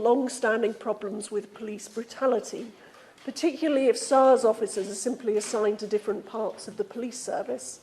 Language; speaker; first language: English; native; English